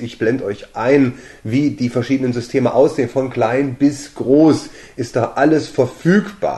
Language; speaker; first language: German; native; German